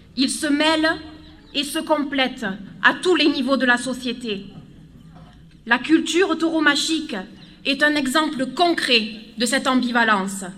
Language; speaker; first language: French; native; French